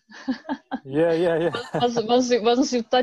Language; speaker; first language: English; non-native, fluent; Czech